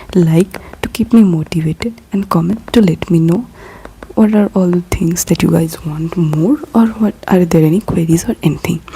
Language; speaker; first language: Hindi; non-native, local second language; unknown